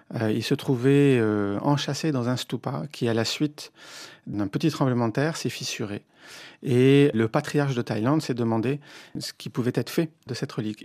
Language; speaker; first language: French; native; French